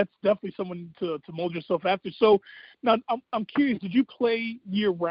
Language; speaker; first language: English; native; English